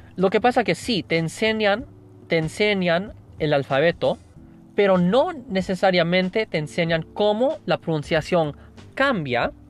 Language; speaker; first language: Spanish; non-native, fluent; English